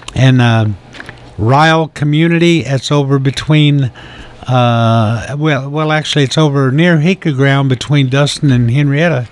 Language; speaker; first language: English; native; English